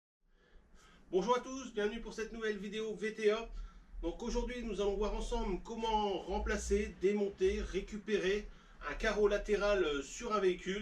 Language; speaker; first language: French; native; French